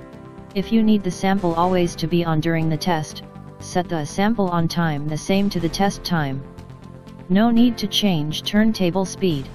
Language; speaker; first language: English; non-native, fluent; Chinese